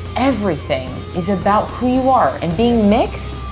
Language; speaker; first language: English; native; English